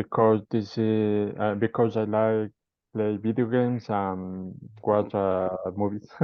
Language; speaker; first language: English; non-native, learner; Spanish